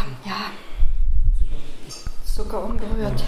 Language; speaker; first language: German; native; German